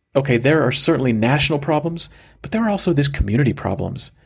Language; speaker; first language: English; native; English